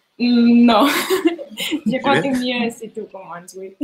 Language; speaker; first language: French; non-native, learner; Spanish